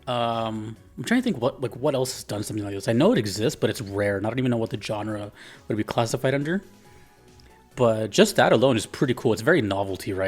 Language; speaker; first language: English; native; English